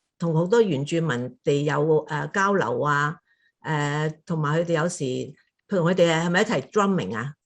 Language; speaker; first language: Cantonese; native; Cantonese